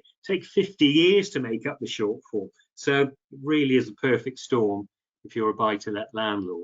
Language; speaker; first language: English; native; English